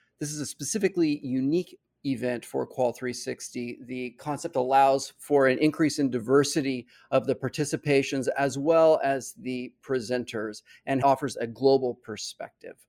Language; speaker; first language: English; native; English